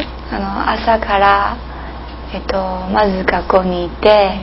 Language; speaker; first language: Japanese; non-native, learner; English